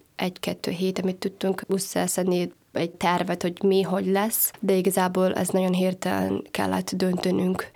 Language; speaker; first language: Hungarian; non-native, fluent; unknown